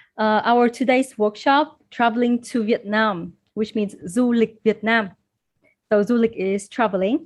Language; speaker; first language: English; non-native, fluent; Vietnamese